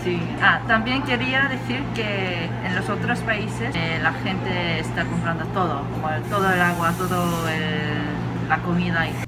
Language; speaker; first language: Spanish; non-native, fluent; Korean